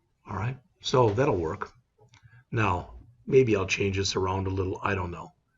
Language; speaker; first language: English; native; English